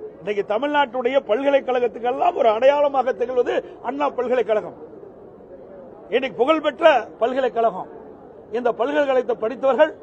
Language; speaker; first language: Tamil; native; Tamil